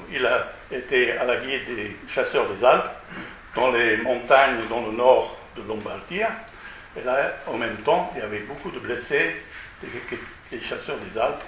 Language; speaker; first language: French; non-native, fluent; Italian